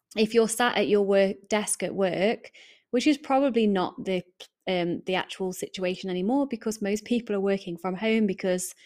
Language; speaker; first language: English; native; English